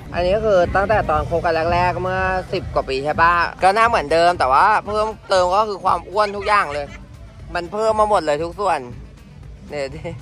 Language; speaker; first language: Thai; native; Thai